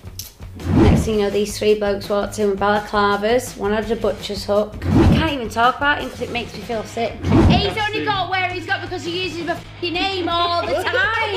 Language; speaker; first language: English; native; English